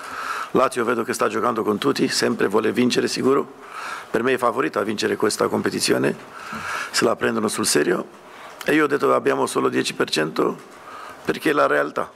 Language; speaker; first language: Italian; non-native, fluent; Romanian